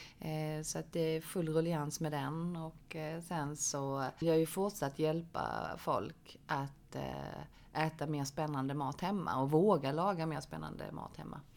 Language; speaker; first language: Swedish; early bilingual, other home language; Korean